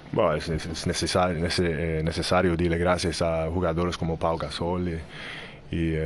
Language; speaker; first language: Spanish; non-native, learner; English